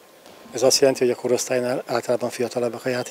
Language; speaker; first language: Hungarian; native; Hungarian